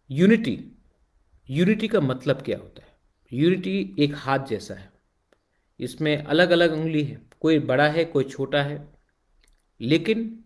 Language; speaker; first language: Hindi; non-native, local second language; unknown